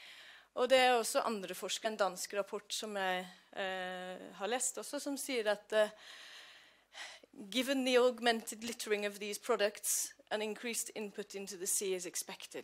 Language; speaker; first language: Norwegian; non-native, fluent; English